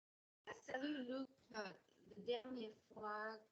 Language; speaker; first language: French; non-native, learner; English